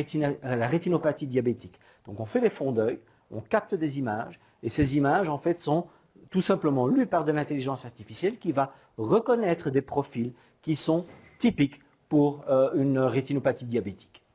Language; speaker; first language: French; native; French